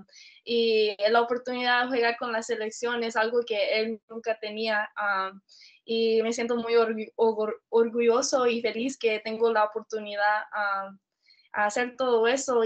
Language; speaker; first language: Spanish; early bilingual, heritage; Spanish